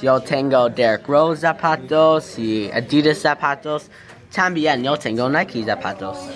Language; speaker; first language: Spanish; non-native, learner; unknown